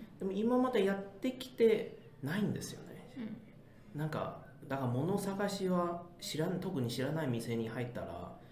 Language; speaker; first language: Japanese; non-native, fluent; English